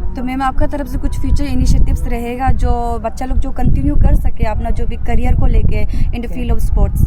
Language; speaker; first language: Hindi; non-native, local second language; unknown